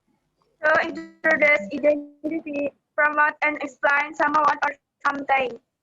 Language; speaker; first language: English; non-native, learner; Indonesian